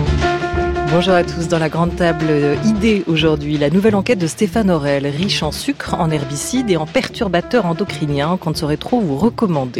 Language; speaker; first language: French; native; French